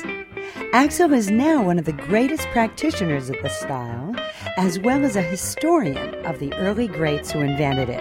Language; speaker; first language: English; native; English